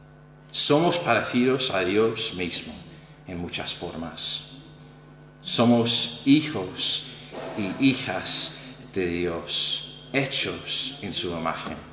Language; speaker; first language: Spanish; non-native, fluent; English